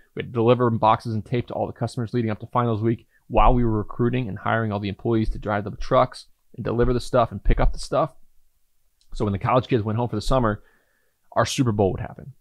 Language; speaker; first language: English; native; English